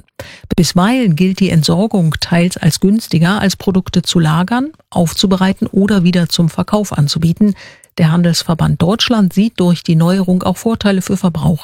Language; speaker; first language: German; native; German